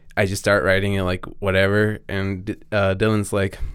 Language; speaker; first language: English; non-native, fluent; Spanish